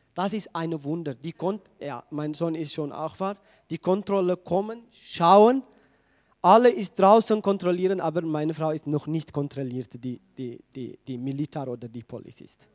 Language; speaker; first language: German; non-native, fluent; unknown